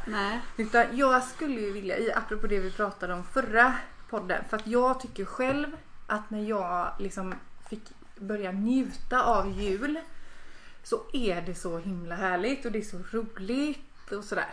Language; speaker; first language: Swedish; native; Swedish